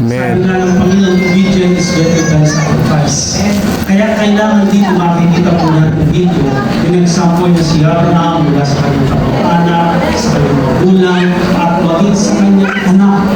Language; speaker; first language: Filipino; native; Filipino